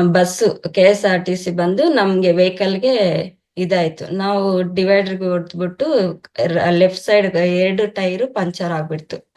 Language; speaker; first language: Kannada; non-native, local second language; Telugu